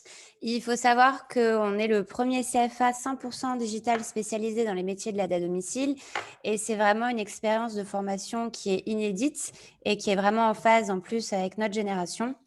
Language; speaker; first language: French; native; French